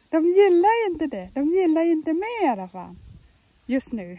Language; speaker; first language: Swedish; non-native, fluent; Thai